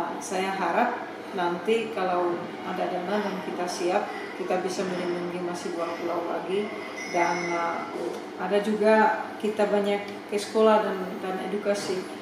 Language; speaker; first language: Indonesian; non-native, fluent; Czech